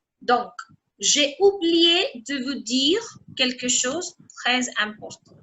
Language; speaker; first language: French; non-native, fluent; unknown